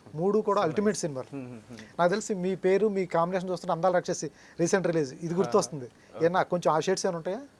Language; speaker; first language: Telugu; native; Telugu